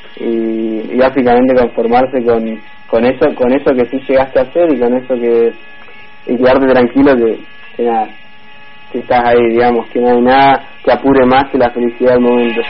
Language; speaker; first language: Spanish; native; Spanish